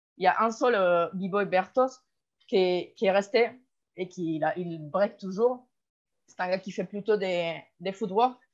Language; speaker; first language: French; non-native, fluent; Spanish